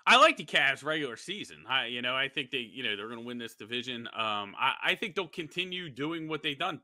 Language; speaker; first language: English; native; English